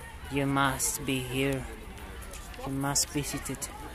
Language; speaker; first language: English; non-native, learner; Spanish